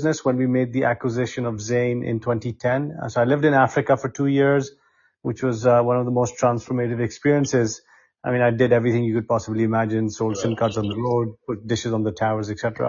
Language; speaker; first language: English; non-native, local second language; Hindi